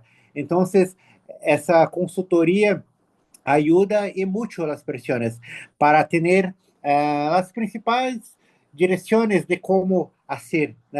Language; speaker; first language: Spanish; non-native, learner; Portuguese